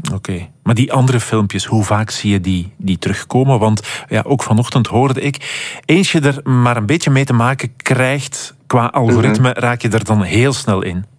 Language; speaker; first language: Dutch; native; Dutch